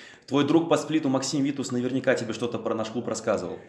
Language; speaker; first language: Russian; native; Russian